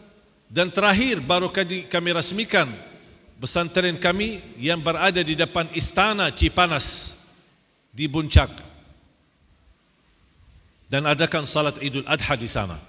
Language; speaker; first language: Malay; non-native, fluent; Arabic